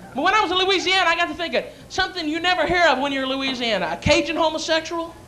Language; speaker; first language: English; native; English